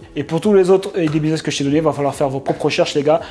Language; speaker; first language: French; native; French